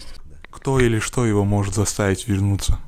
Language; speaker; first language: Russian; native; Russian